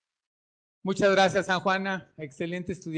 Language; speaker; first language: Spanish; native; Spanish